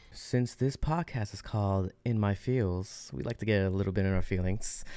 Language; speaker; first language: English; native; English